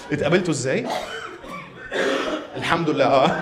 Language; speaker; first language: Arabic; native; Arabic